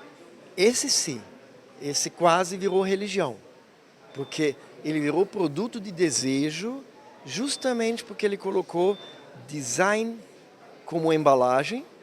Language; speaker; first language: Portuguese; non-native, fluent; German